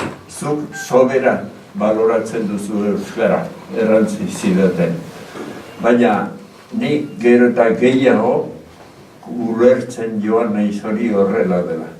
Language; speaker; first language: Basque; native; Basque